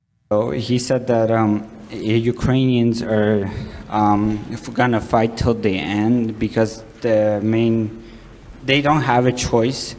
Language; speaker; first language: English; non-native, fluent; Ukrainian